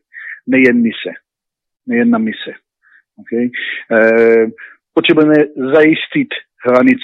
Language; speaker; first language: Czech; non-native, learner; Hebrew